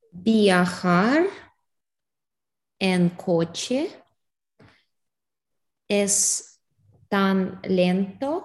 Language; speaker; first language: Spanish; non-native, learner; English